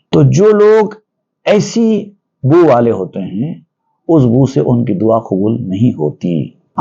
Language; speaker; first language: Urdu; native; Urdu